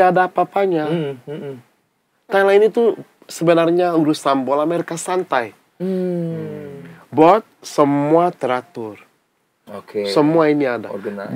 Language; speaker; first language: Indonesian; non-native, fluent; English